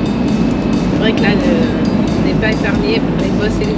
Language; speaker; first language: French; native; French